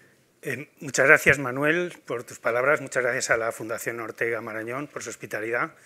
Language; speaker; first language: Spanish; native; Spanish